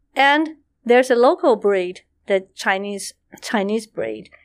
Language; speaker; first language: English; non-native, fluent; Chinese